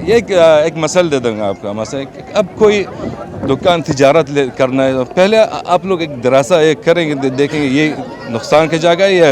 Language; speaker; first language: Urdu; non-native, learner; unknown